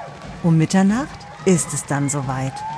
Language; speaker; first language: German; native; German